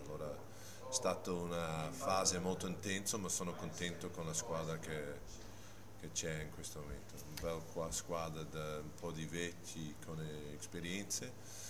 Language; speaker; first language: Italian; non-native, fluent; English